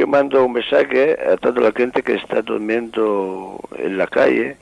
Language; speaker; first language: Spanish; non-native, learner; Italian